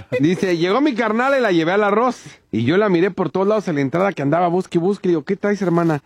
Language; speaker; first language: Spanish; native; Spanish